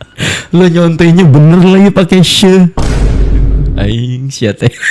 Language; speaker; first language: Indonesian; native; Indonesian